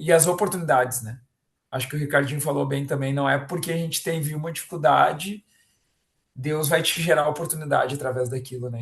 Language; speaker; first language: Portuguese; native; Portuguese